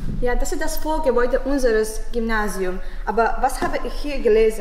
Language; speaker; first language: German; non-native, learner; Serbian